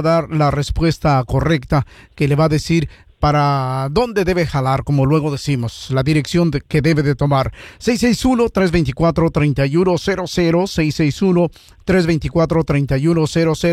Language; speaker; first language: Spanish; native; Spanish